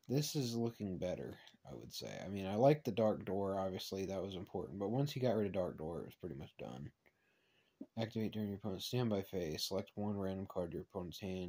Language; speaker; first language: English; native; English